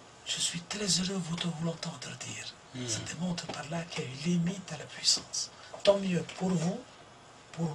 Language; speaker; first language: French; non-native, local second language; Arabic